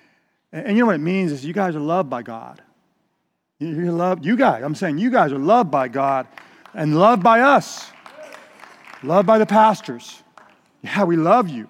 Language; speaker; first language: English; native; English